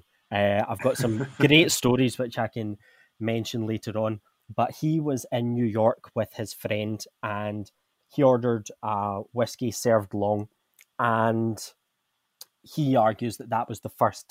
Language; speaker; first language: English; native; English